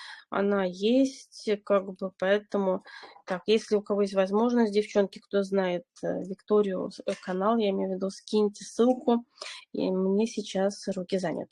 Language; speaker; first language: Russian; native; Russian